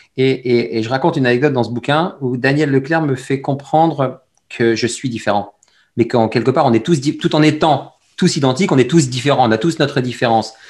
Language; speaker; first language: French; early bilingual, other home language; Arabic